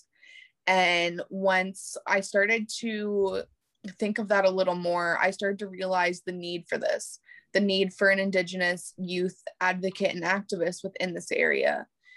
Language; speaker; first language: English; native; English